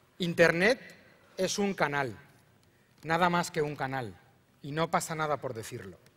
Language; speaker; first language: Spanish; native; Spanish